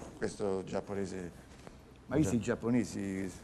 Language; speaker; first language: Italian; native; Italian